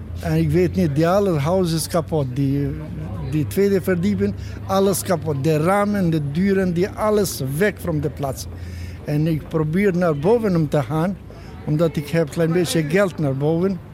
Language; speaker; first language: Dutch; non-native, learner; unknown